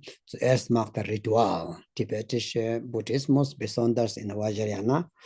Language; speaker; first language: German; non-native, learner; Tibetan